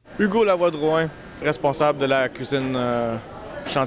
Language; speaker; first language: French; native; French